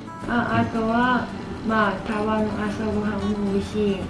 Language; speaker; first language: Japanese; non-native, learner; Vietnamese